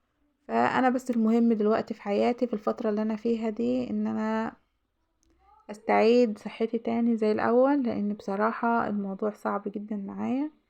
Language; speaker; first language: Arabic; native; Arabic